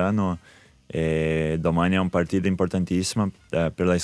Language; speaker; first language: Italian; non-native, fluent; Portuguese